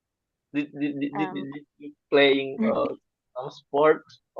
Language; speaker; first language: English; non-native, learner; Indonesian